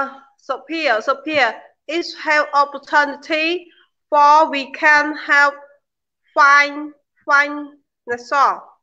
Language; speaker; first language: English; non-native, learner; Khmer